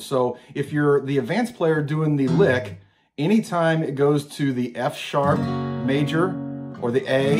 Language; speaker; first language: English; native; English